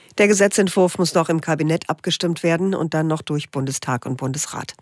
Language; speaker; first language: German; native; German